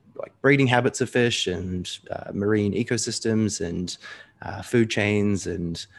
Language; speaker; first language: English; native; English